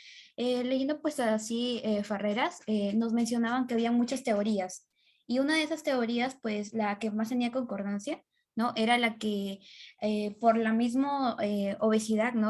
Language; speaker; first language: Spanish; native; Spanish